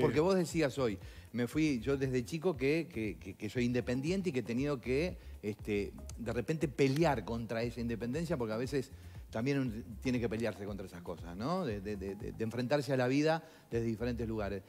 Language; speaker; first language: Spanish; native; Spanish